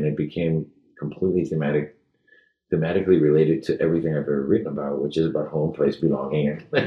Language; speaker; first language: English; early bilingual, other home language; Spanish